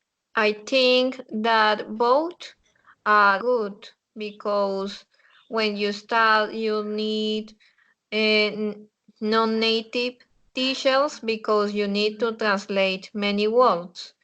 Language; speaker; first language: English; non-native, learner; Spanish